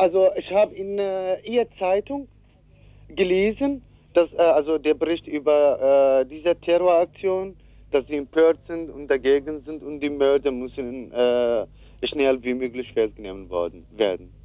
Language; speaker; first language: German; non-native, learner; Kurdish